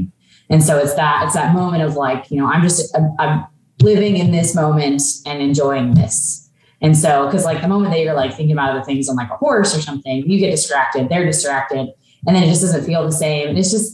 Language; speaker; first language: English; native; English